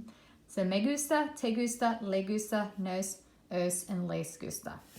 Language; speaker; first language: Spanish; non-native, fluent; English